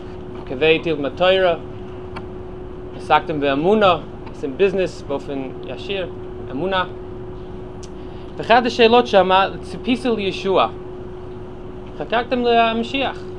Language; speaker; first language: Hebrew; non-native, fluent; English